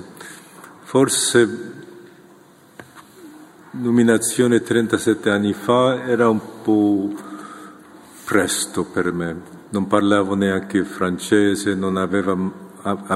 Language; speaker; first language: Italian; non-native, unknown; Korean